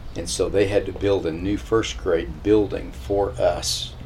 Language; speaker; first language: English; native; English